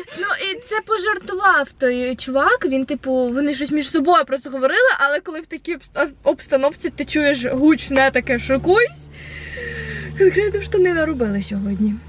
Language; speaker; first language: Ukrainian; non-native, local second language; Russian